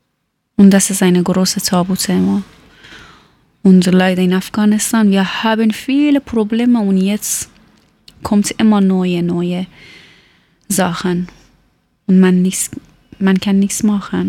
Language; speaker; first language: German; non-native, learner; Persian